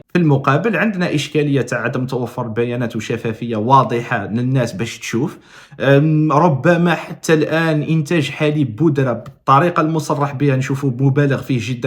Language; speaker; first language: Arabic; native; Arabic